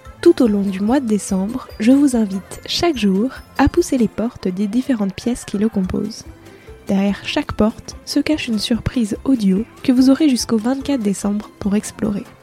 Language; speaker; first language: French; native; French